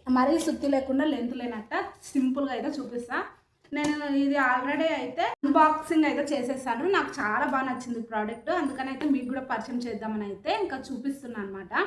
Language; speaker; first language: Telugu; native; Telugu